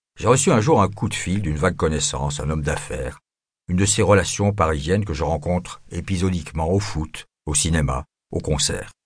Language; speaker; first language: French; native; French